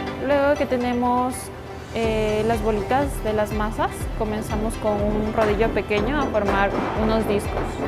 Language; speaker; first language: Spanish; native; Spanish